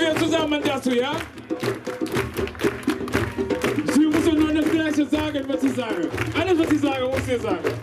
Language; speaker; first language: German; non-native, fluent; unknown